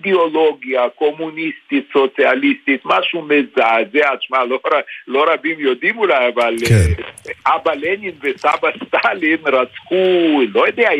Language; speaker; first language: Hebrew; non-native, fluent; Lithuanian